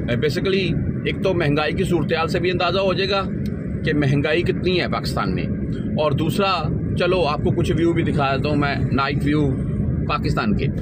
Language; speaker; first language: Urdu; non-native, local second language; Punjabi